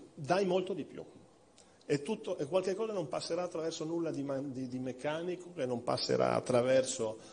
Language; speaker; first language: Italian; native; Italian